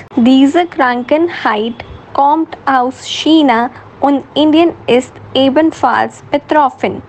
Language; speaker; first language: German; non-native, learner; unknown